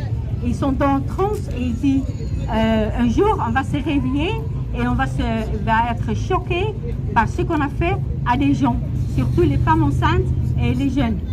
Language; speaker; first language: French; non-native, learner; Dutch